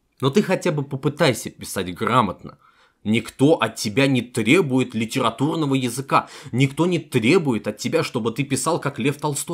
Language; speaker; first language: Russian; native; Russian